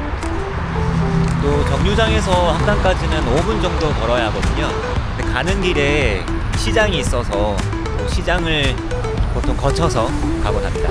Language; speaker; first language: Korean; native; Korean